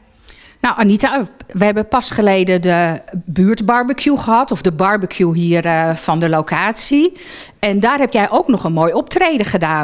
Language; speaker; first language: Dutch; native; Dutch